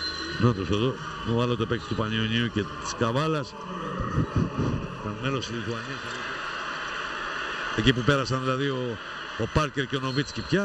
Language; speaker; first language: Greek; native; Greek